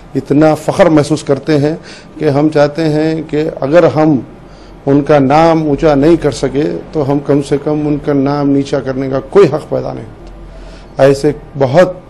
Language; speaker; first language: Urdu; native; Urdu